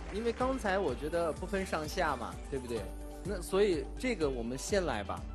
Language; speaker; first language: Chinese; non-native, fluent; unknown